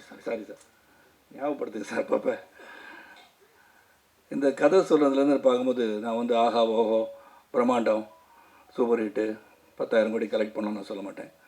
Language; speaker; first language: Tamil; native; Tamil